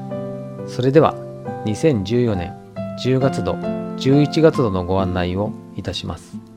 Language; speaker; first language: Japanese; native; Japanese